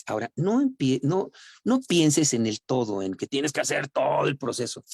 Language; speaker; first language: Spanish; native; Spanish